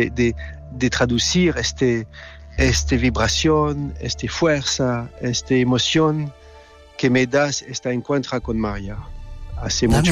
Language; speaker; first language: Spanish; non-native, fluent; French